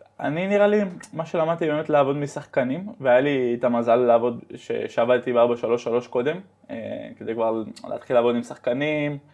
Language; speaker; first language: Hebrew; early bilingual, heritage; Hebrew